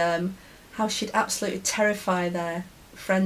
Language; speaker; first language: English; native; English